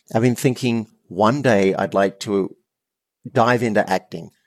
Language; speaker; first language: English; native; English